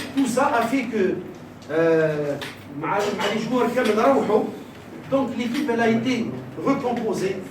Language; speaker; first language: French; non-native, local second language; Arabic